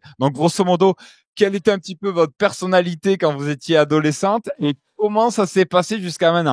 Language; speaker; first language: French; native; French